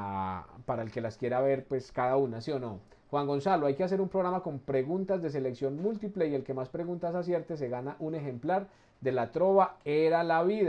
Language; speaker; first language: Spanish; native; Spanish